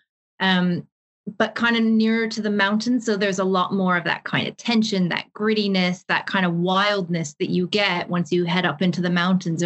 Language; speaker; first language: English; native; English